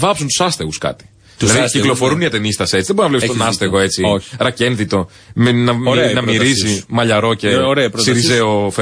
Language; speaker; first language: Greek; native; Greek